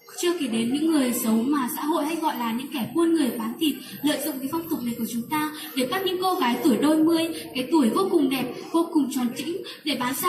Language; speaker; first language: Vietnamese; non-native, local second language; Hmong